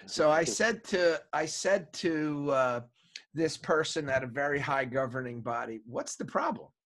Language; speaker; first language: English; native; English